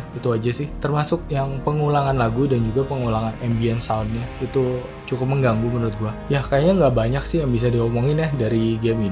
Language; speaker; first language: Indonesian; native; Indonesian